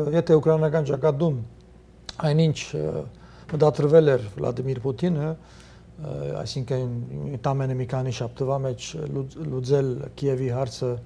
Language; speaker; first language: Armenian; early bilingual, heritage; Armenian